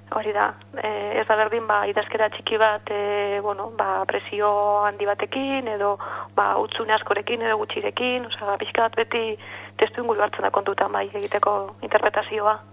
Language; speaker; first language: Basque; native; Basque